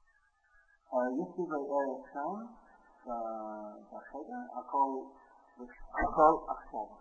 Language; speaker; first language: Hebrew; non-native, fluent; English